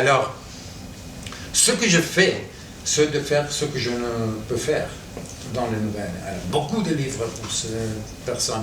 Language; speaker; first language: French; non-native, fluent; Catalan